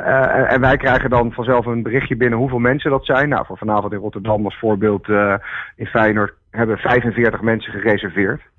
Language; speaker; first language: Dutch; native; Dutch